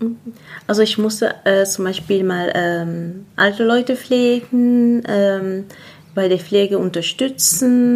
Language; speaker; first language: German; non-native, fluent; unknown